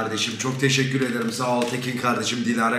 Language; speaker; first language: Turkish; native; Turkish